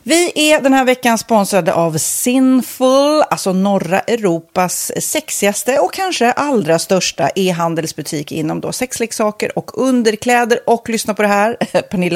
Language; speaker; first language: Swedish; native; Swedish